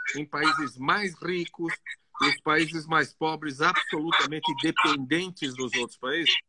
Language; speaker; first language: Portuguese; non-native, fluent; Greek